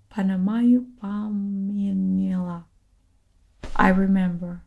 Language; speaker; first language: Russian; non-native, learner; English